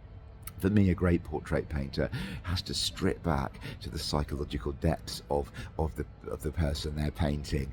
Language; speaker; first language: English; native; English